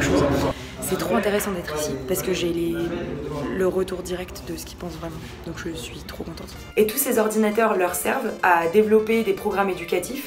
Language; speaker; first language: French; native; French